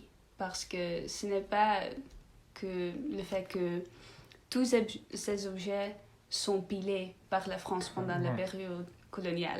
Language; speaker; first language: French; non-native, learner; Dutch